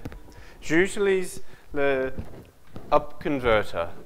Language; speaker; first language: French; non-native, learner; English